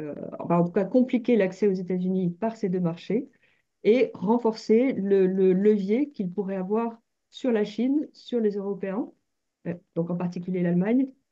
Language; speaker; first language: French; native; French